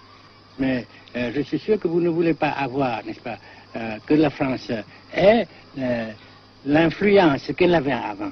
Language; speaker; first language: French; non-native, fluent; Vietnamese